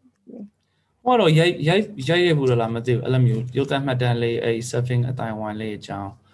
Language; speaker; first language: Burmese; non-native, fluent; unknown